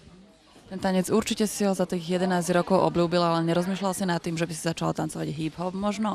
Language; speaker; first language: Slovak; native; Slovak